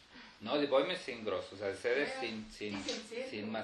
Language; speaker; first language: German; non-native, fluent; Spanish